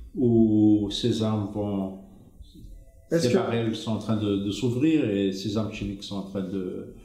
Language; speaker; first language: French; non-native, fluent; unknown